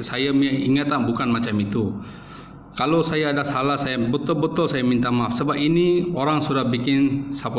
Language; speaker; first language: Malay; non-native, learner; Bangla